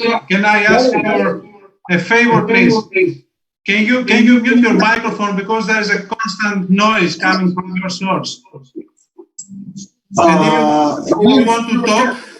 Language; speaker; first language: English; non-native, fluent; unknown